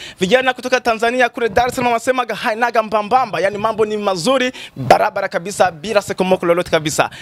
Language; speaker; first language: Swahili; non-native, local second language; Rundi